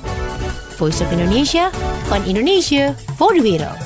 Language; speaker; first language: Dutch; non-native, learner; Indonesian